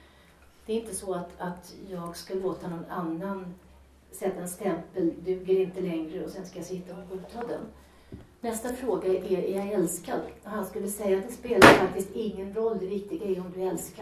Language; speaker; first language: Swedish; native; Swedish